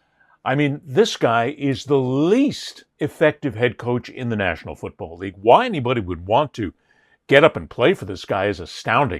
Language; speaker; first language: English; native; English